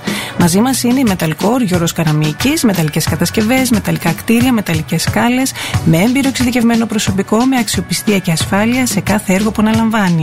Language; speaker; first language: Greek; native; Greek